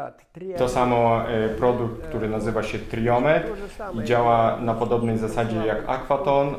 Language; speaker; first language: Polish; non-native, fluent; Russian